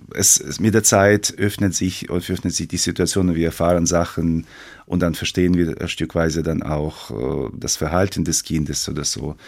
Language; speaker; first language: German; non-native, fluent; Ukrainian